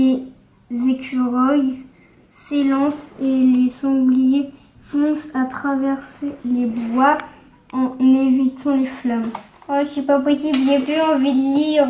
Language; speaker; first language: French; native; French